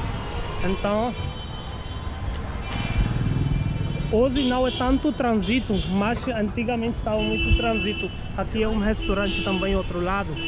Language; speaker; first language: Portuguese; non-native, learner; Hindi